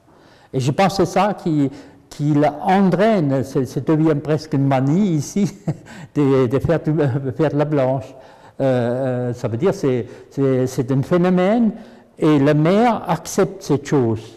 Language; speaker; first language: French; non-native, fluent; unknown